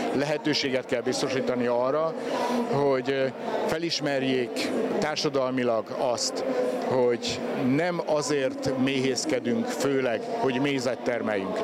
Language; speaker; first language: Hungarian; native; Hungarian